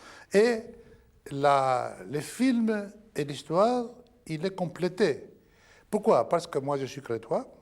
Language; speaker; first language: French; non-native, fluent; Greek